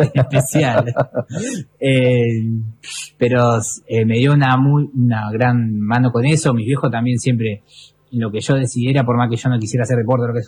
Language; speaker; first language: Spanish; native; Spanish